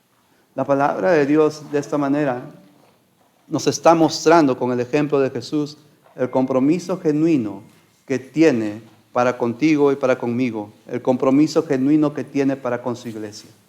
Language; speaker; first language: Spanish; native; Spanish